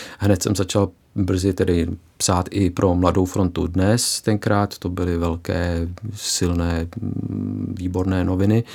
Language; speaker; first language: Czech; early bilingual, heritage; Czech